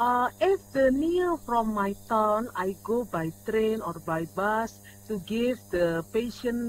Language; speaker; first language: English; non-native, learner; Indonesian